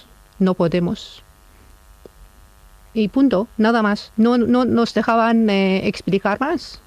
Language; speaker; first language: Spanish; non-native, fluent; Persian